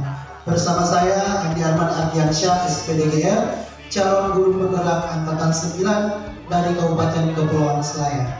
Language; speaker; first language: Indonesian; native; Indonesian